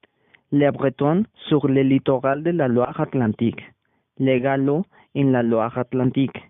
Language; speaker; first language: French; non-native, learner; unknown